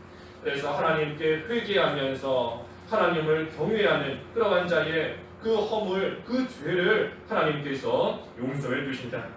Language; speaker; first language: Korean; native; Korean